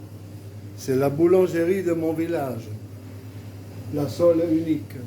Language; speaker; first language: French; non-native, fluent; Spanish